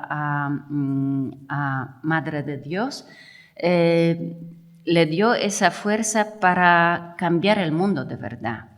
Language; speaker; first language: Spanish; non-native, fluent; Polish